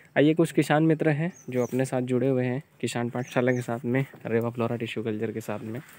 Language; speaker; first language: Hindi; native; Hindi